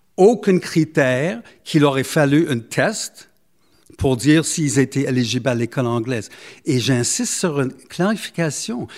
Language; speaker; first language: French; non-native, local second language; English